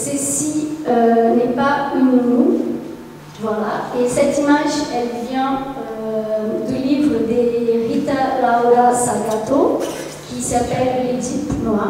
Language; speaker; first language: French; non-native, fluent; Portuguese